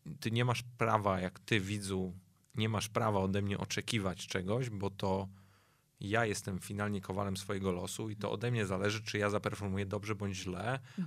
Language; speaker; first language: Polish; native; Polish